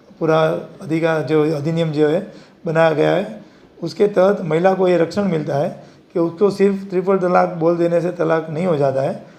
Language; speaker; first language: Hindi; non-native, local second language; Gujarati